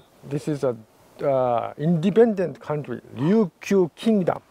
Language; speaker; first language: English; non-native, learner; Japanese